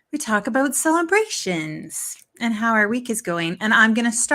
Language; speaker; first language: English; native; English